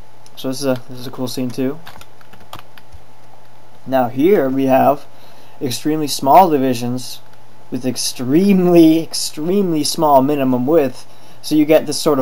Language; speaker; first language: English; native; English